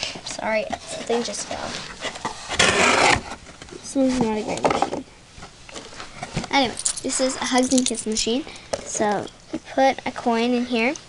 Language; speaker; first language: English; native; English